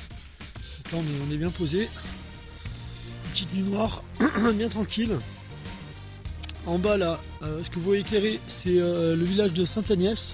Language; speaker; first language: French; native; French